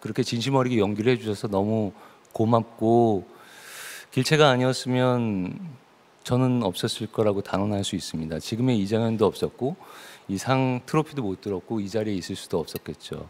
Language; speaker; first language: Korean; native; Korean